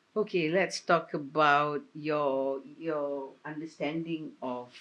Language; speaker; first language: English; non-native, local second language; Malay